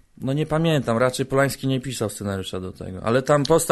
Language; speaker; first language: Polish; native; Polish